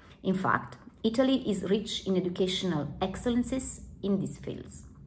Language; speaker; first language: English; non-native, fluent; Italian